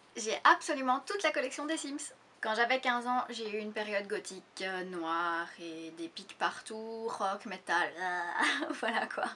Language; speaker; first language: French; native; French